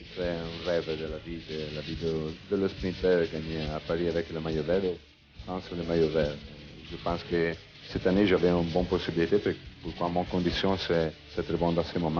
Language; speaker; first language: French; non-native, learner; Italian